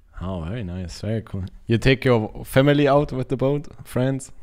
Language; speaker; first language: English; non-native, learner; German